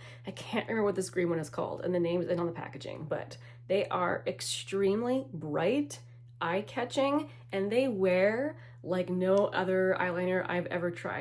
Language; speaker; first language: English; native; English